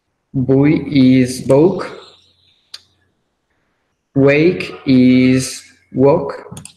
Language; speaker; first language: English; non-native, learner; Spanish